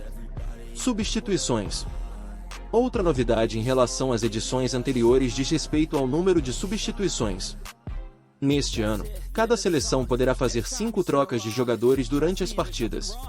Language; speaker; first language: Portuguese; native; Portuguese